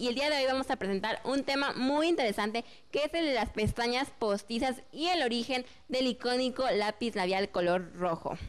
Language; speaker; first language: Spanish; native; Spanish